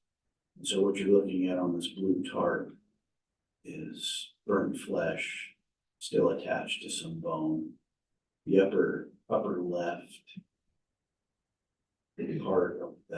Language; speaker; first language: English; native; English